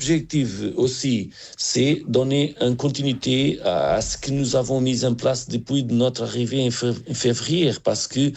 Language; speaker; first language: French; non-native, learner; Portuguese